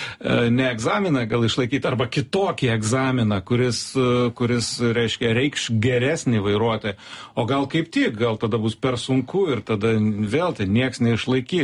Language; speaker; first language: Lithuanian; native; Lithuanian